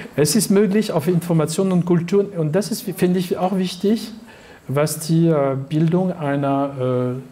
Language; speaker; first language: German; non-native, fluent; French